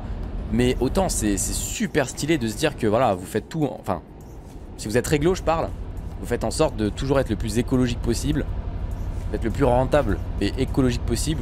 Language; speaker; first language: French; native; French